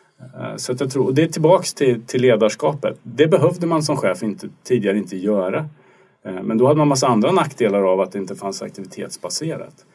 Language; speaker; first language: Swedish; native; Swedish